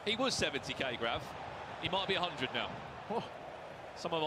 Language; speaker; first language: English; native; English